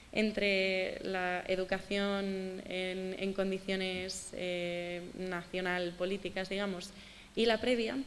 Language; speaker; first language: Spanish; native; Spanish